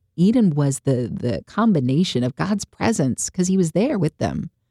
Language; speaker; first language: English; native; English